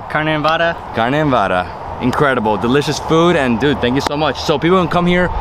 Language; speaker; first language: English; native; English